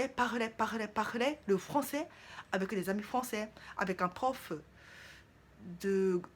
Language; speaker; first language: French; non-native, learner; Japanese